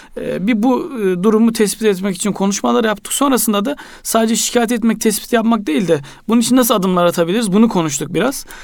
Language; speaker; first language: Turkish; native; Turkish